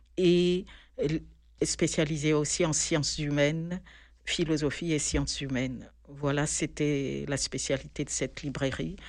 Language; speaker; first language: French; non-native, local second language; Malagasy